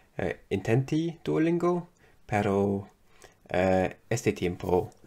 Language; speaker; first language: Spanish; non-native, learner; English